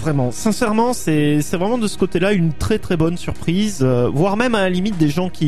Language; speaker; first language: French; native; French